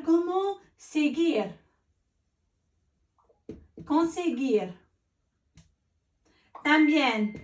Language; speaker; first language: Spanish; non-native, fluent; Arabic